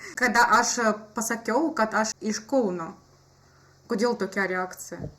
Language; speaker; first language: Lithuanian; non-native, learner; Russian